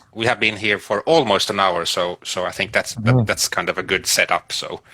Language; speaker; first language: English; non-native, fluent; Finnish